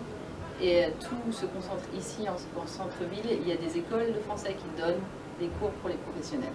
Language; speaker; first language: French; native; French